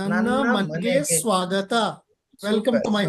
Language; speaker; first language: Kannada; non-native, learner; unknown